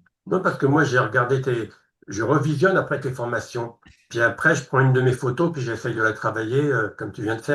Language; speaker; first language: French; native; French